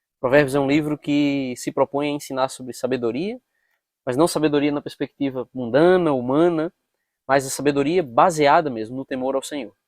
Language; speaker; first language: Portuguese; native; Portuguese